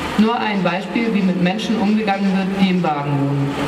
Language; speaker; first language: German; native; German